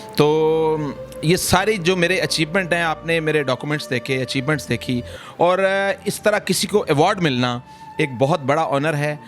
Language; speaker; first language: Urdu; non-native, local second language; Punjabi